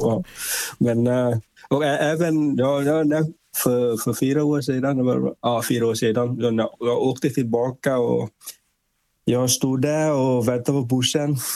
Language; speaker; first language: Swedish; non-native, fluent; Vietnamese